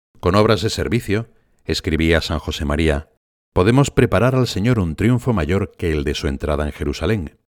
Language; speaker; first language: Spanish; native; Spanish